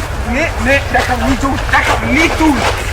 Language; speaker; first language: Dutch; native; Dutch